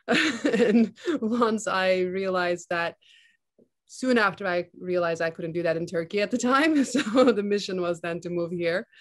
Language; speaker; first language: English; non-native, fluent; Turkish